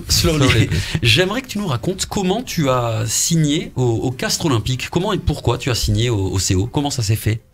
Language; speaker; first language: French; native; French